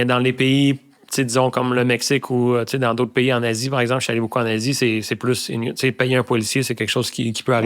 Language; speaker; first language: French; native; French